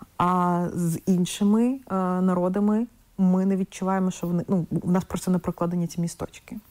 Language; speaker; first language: Ukrainian; non-native, local second language; Russian